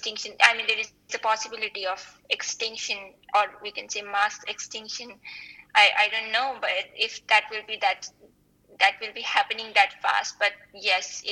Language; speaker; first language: English; non-native, local second language; Hindi